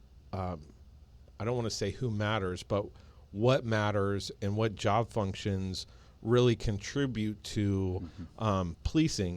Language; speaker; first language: English; native; English